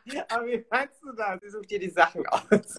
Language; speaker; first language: German; native; German